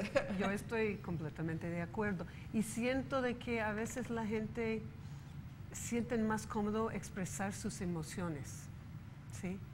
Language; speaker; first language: Spanish; non-native, fluent; English